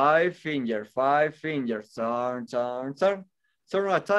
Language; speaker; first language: English; non-native, fluent; Spanish